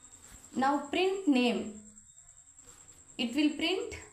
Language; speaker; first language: English; non-native, local second language; Telugu